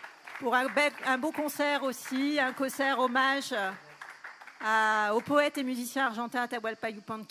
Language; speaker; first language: French; native; French